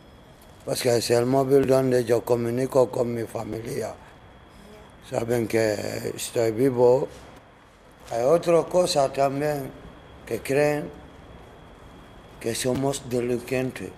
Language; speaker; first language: Spanish; non-native, learner; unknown